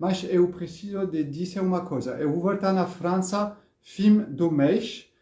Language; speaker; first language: Portuguese; non-native, fluent; French